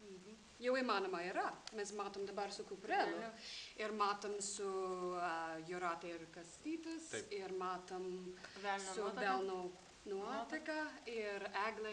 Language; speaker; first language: Lithuanian; non-native, fluent; English